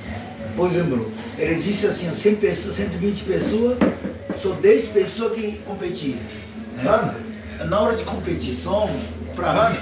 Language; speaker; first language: Portuguese; non-native, learner; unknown